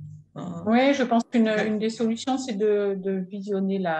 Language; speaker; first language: French; native; French